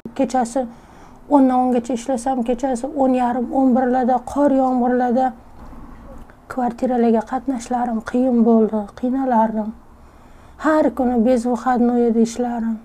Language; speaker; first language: Uzbek; native; Uzbek